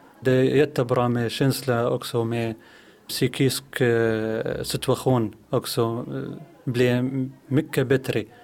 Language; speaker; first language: Swedish; non-native, learner; Arabic